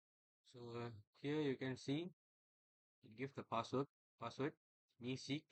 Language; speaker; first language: English; non-native, local second language; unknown